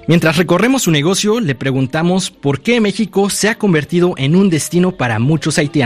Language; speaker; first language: Spanish; native; Spanish